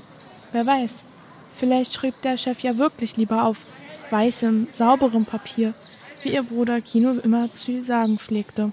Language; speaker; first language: German; native; German